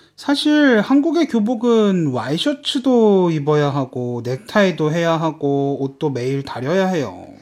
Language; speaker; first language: Korean; native; Korean